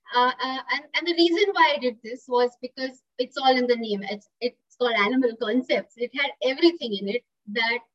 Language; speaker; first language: English; non-native, local second language; Marathi